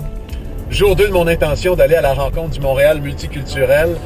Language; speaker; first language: French; native; French